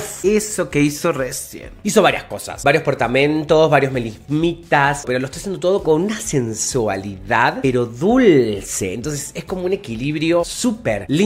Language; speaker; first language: Spanish; native; Spanish